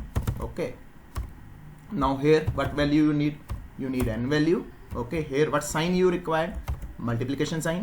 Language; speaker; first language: English; non-native, local second language; Hindi